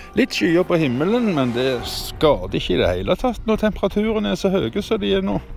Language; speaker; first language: Norwegian; native; Norwegian